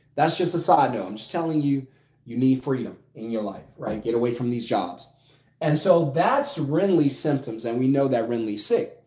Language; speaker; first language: English; native; English